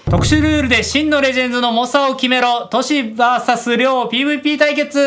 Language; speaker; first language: Japanese; native; Japanese